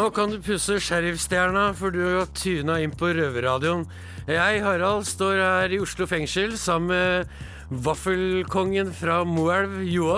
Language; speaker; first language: Norwegian; native; Norwegian